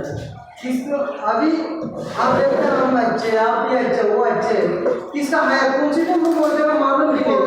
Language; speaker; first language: Hindi; non-native, learner; Bangla